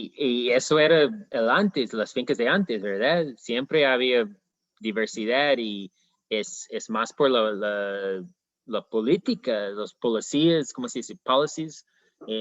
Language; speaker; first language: Spanish; non-native, fluent; English